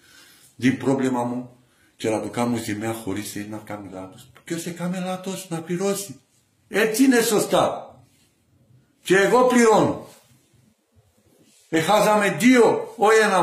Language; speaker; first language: Greek; non-native, learner; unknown